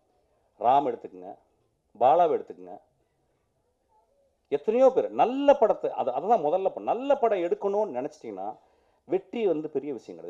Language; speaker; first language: Tamil; native; Tamil